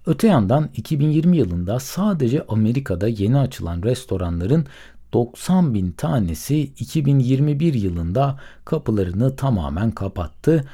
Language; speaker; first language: Turkish; native; Turkish